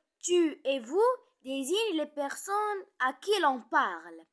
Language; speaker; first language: French; non-native, fluent; Arabic